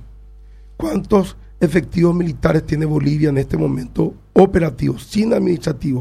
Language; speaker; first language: Spanish; native; Spanish